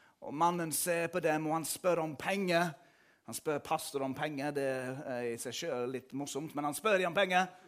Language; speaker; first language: Norwegian; non-native, fluent; English